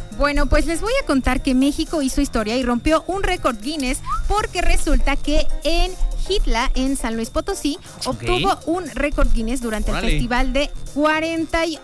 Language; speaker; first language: Spanish; native; Spanish